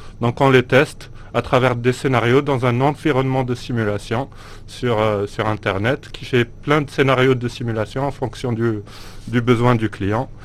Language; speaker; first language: French; non-native, local second language; Arabic